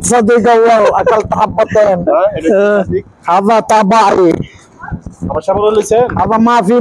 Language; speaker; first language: Arabic; non-native, learner; Bangla